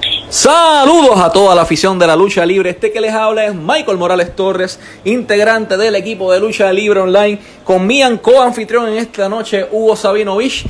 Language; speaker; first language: Spanish; native; Spanish